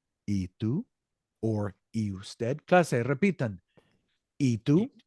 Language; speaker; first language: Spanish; non-native, fluent; English